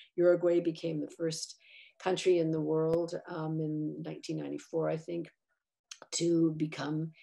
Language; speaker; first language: English; native; English